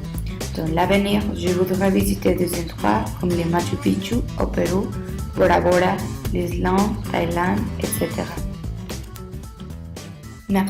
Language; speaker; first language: French; non-native, learner; Spanish